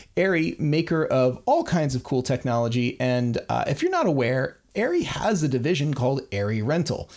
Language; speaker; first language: English; native; English